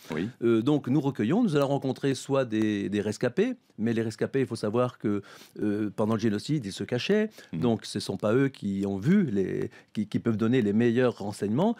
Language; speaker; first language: French; native; French